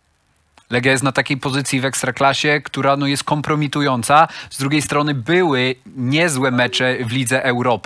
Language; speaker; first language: Polish; native; Polish